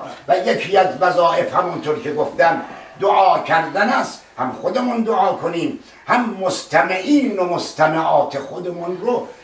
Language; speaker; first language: Persian; native; Persian